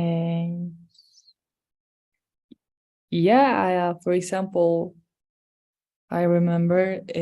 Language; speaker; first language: English; non-native, fluent; Spanish